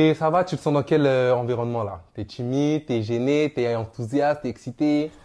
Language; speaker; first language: French; native; French